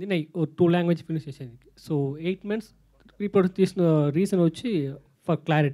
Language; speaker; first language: Telugu; non-native, fluent; Tamil